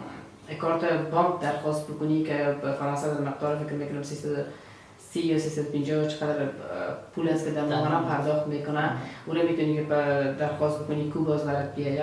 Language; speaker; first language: Persian; native; Persian